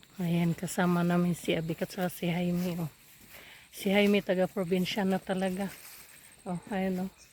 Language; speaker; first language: Filipino; non-native, local second language; Waray